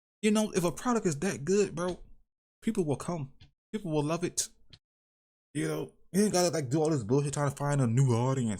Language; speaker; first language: English; native; English